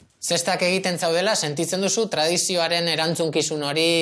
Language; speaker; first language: Basque; native; Basque